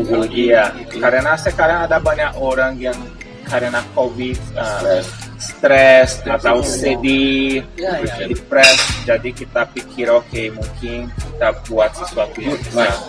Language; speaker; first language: Indonesian; non-native, fluent; Portuguese